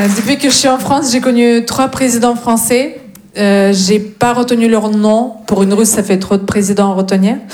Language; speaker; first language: French; non-native, fluent; Russian